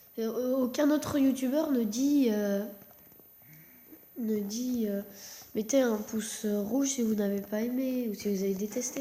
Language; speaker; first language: French; native; French